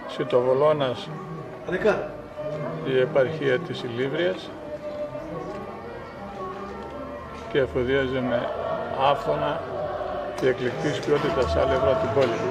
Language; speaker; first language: Greek; native; Greek